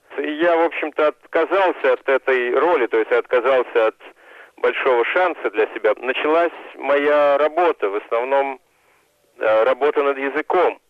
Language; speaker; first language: Russian; native; Russian